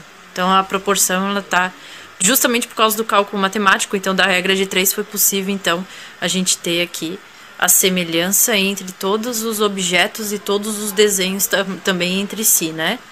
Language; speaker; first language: Portuguese; native; Portuguese